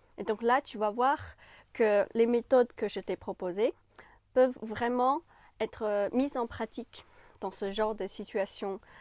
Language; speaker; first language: French; non-native, fluent; Chinese